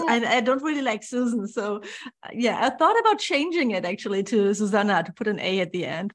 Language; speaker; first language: English; non-native, fluent; German